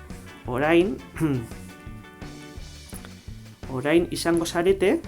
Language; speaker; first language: Basque; non-native, local second language; Spanish